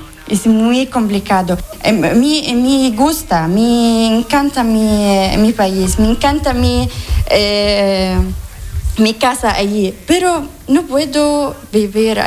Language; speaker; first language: Spanish; non-native, learner; Arabic